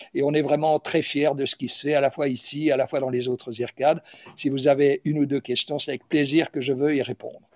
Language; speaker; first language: French; native; French